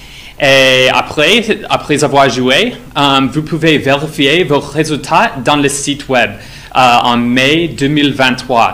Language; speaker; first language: French; non-native, fluent; English